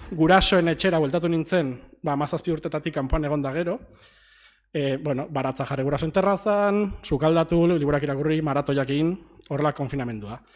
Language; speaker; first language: Basque; native; Basque